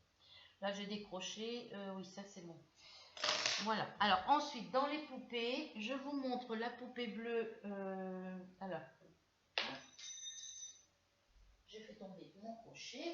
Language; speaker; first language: French; native; French